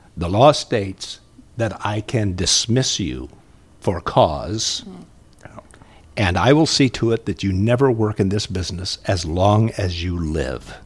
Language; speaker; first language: English; native; English